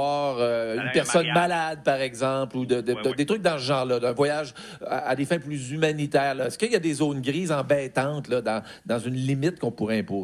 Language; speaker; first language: French; native; French